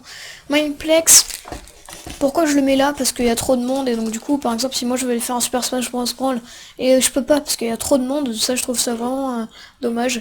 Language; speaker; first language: French; native; French